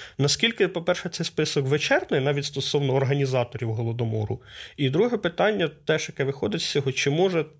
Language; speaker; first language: Ukrainian; native; Ukrainian